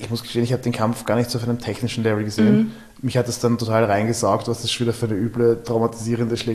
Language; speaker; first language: German; native; German